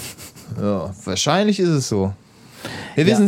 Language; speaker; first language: German; native; German